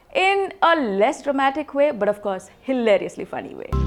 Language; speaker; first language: English; non-native, local second language; Tamil